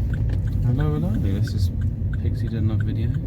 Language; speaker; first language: English; native; English